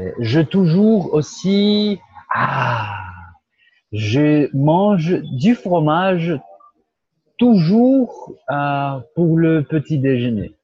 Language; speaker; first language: French; non-native, fluent; Portuguese